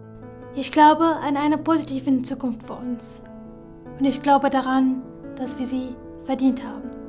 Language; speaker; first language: German; non-native, fluent; Kurdish